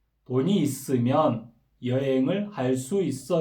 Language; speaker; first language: Korean; non-native, fluent; Kyrgyz